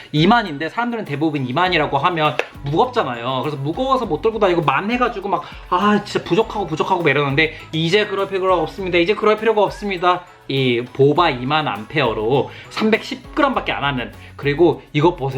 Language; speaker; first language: Korean; native; Korean